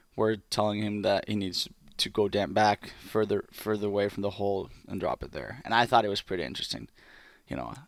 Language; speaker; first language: English; non-native, fluent; Finnish